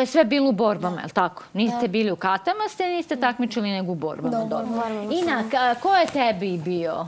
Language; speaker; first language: Croatian; native; Croatian